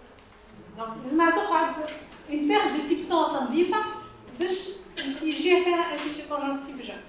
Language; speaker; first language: French; non-native, local second language; Arabic